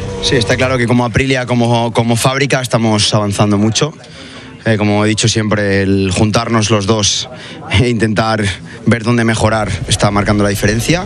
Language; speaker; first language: Spanish; native; Spanish